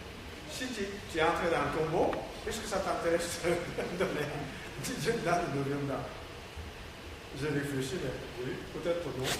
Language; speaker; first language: French; non-native, learner; Japanese